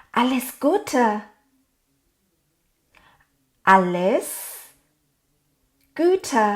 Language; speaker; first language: German; non-native, fluent; Thai